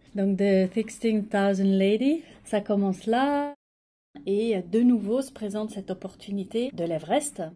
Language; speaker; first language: French; native; French